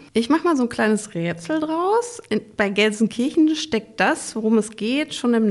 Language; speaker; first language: German; native; German